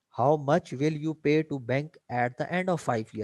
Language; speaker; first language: English; non-native, local second language; Urdu